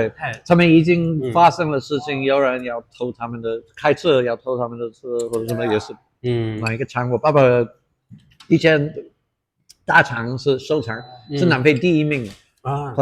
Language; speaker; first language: Chinese; non-native, fluent; English